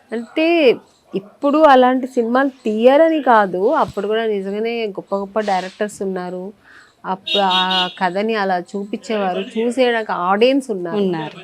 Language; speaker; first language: Telugu; non-native, local second language; Kannada